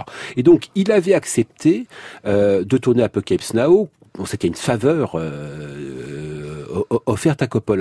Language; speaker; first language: French; native; French